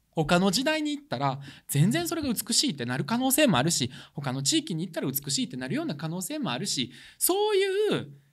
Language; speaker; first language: Japanese; early bilingual, other home language; Russian